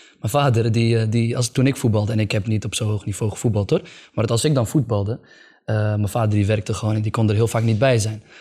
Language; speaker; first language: Dutch; early bilingual, other home language; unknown